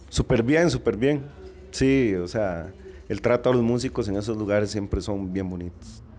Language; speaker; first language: Spanish; native; Spanish